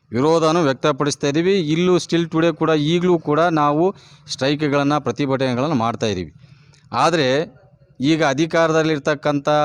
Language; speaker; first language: Kannada; non-native, local second language; Lambadi